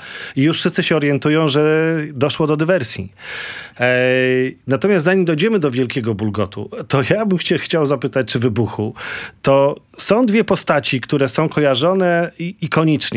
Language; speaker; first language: Polish; native; Polish